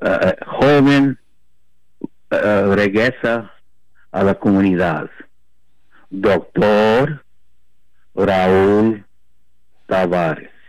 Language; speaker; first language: Spanish; early bilingual, heritage; Spanish